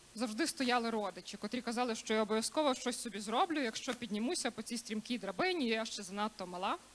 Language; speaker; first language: Ukrainian; native; Ukrainian